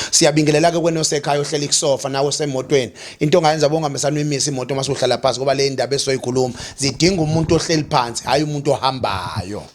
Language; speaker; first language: Zulu; native; Zulu